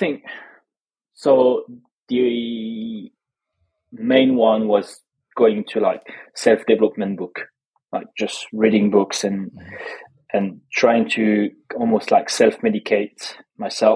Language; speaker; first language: English; non-native, fluent; French